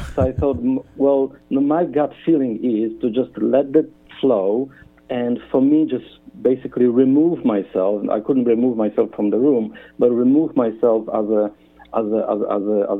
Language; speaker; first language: English; non-native, fluent; Polish